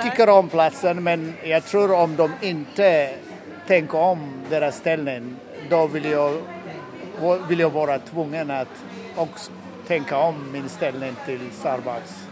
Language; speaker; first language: Norwegian; non-native, learner; English